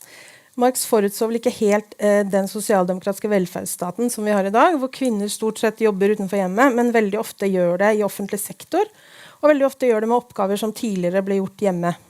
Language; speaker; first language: Norwegian; native; Norwegian